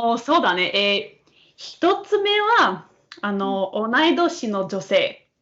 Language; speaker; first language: Japanese; non-native, fluent; English